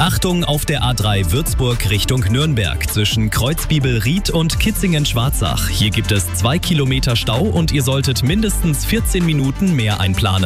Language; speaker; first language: German; native; German